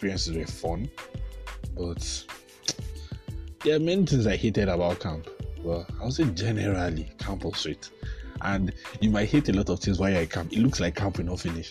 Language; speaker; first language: English; non-native, local second language; Yoruba